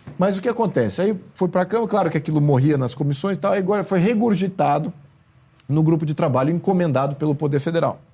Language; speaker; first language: Portuguese; native; Portuguese